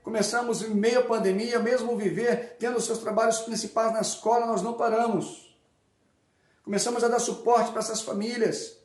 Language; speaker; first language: Portuguese; native; Portuguese